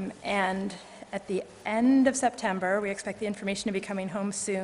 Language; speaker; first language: English; native; English